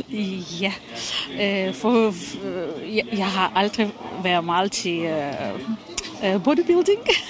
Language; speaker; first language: Danish; non-native, fluent; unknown